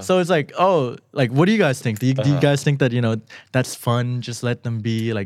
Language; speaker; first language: English; early bilingual, other home language; Thai